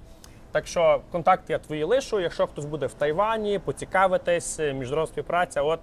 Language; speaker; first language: Ukrainian; native; Ukrainian